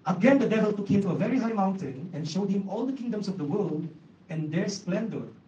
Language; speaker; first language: English; non-native, local second language; Filipino